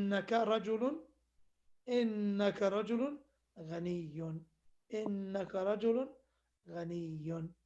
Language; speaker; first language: Arabic; non-native, fluent; English